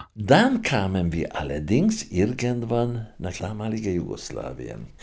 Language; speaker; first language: German; non-native, fluent; Hungarian